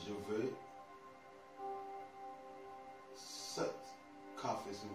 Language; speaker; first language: French; non-native, learner; English